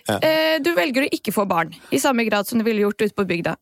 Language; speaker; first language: Norwegian; early bilingual, other home language; Bosnian